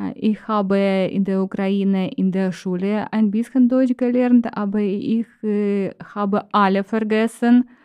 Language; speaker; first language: German; non-native, learner; Ukrainian